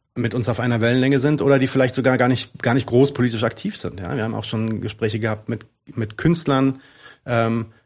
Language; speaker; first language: German; early bilingual, other home language; Arabic